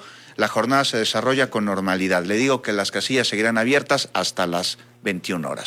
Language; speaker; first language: Spanish; native; Spanish